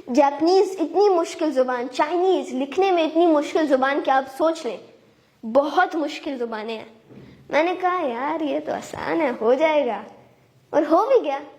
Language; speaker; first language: Urdu; native; Urdu